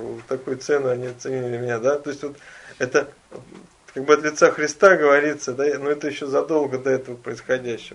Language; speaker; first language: Russian; native; Russian